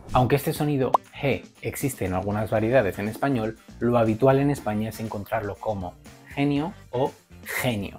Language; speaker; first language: Spanish; native; Spanish